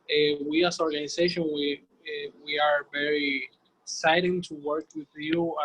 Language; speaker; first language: English; non-native, learner; Spanish